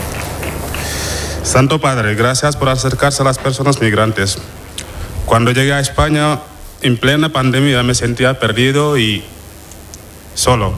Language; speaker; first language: Spanish; non-native, fluent; Wolof